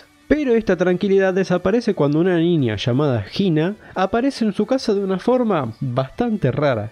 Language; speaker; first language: Spanish; native; Spanish